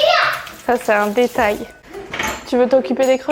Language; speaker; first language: French; native; French